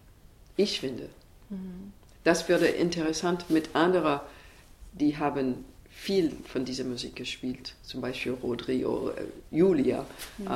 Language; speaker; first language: German; non-native, learner; English